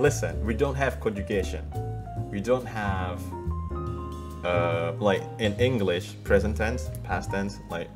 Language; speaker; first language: English; non-native, fluent; Indonesian